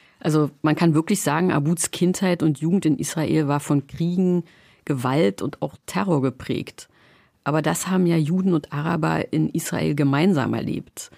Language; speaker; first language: German; native; German